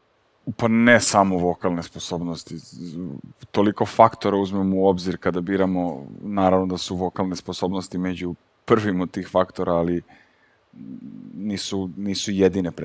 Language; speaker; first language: Serbian; native; Serbian